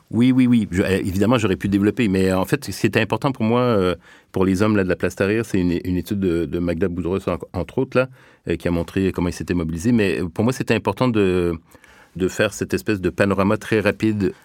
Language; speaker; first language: French; native; French